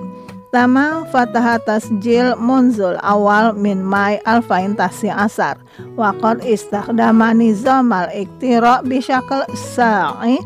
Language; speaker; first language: Arabic; non-native, learner; Indonesian